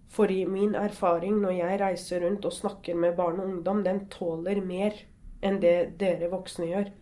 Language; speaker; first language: Norwegian; early bilingual, other home language; Arabic